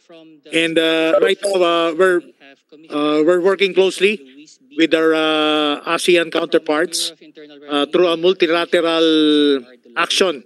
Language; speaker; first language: English; non-native, local second language; Filipino